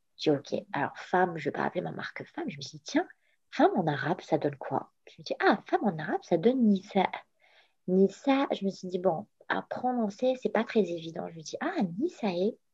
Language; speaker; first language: French; non-native, local second language; Arabic